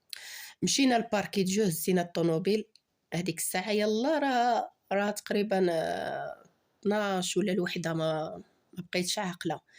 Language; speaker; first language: Arabic; native; Arabic